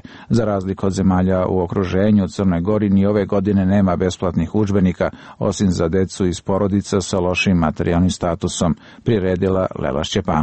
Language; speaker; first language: Serbian; native; Serbian